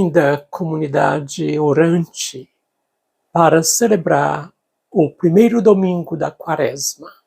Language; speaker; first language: Portuguese; native; Portuguese